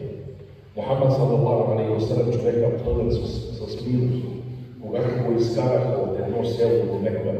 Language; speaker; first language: Bulgarian; non-native, fluent; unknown